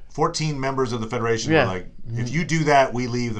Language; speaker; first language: English; native; English